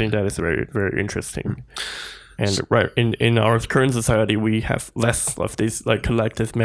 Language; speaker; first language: English; non-native, fluent; Chinese